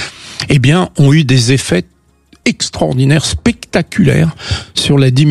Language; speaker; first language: French; native; French